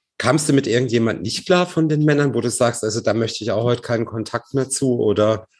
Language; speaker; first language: German; native; German